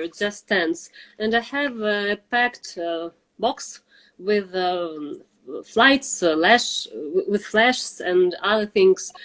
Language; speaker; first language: English; non-native, fluent; Russian